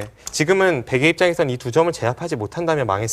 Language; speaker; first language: Korean; native; Korean